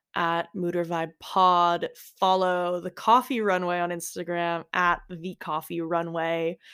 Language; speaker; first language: English; native; English